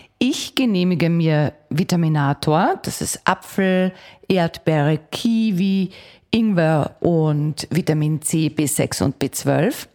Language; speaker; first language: German; native; German